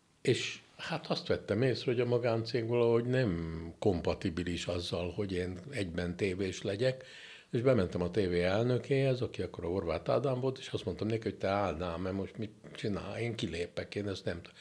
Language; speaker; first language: Hungarian; native; Hungarian